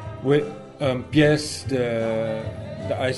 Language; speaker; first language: French; non-native, learner; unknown